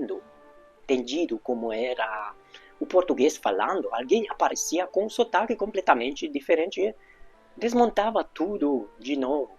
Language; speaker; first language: Portuguese; non-native, fluent; Hungarian